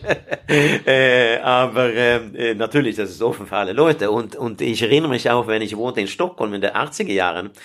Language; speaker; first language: German; non-native, fluent; Swedish